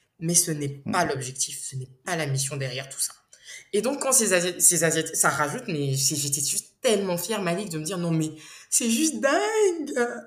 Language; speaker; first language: French; non-native, local second language; Bambara